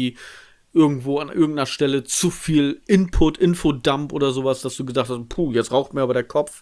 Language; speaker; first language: German; native; German